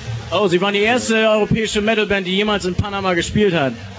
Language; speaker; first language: German; native; German